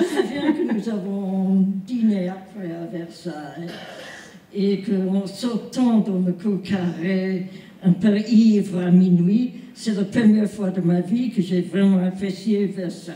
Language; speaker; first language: French; non-native, fluent; English